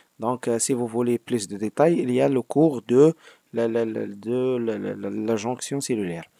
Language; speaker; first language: French; non-native, local second language; Arabic